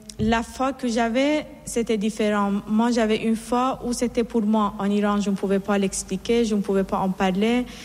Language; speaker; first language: French; non-native, fluent; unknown